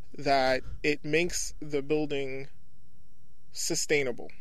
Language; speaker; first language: English; early bilingual, other home language; French